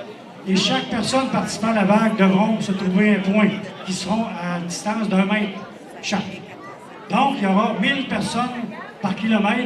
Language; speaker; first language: French; native; French